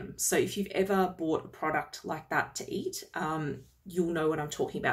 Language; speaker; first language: English; native; English